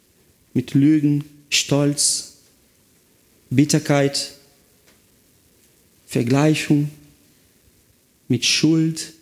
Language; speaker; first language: German; non-native, fluent; Portuguese